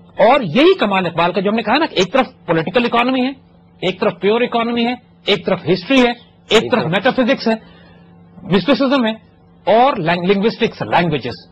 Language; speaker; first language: Urdu; native; Urdu